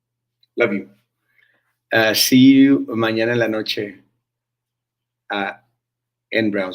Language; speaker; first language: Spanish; early bilingual, heritage; Spanish